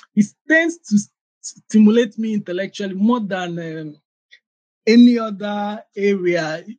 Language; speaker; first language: English; non-native, local second language; Igbo